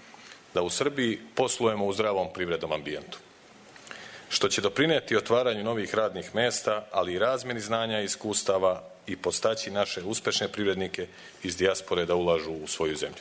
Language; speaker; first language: Serbian; native; Serbian